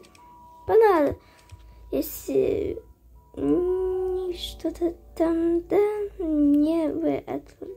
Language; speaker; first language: Russian; early bilingual, heritage; Russian